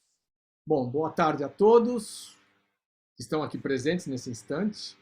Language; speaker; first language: Portuguese; native; Portuguese